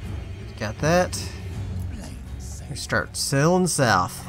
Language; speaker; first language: English; native; English